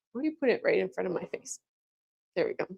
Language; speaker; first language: English; native; English